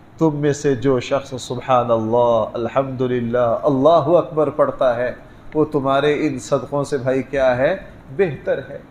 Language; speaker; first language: Urdu; non-native, local second language; Punjabi